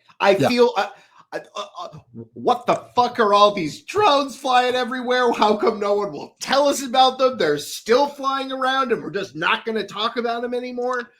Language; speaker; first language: English; native; English